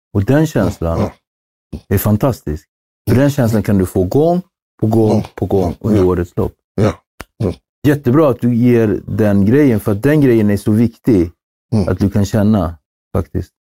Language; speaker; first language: Swedish; native; Swedish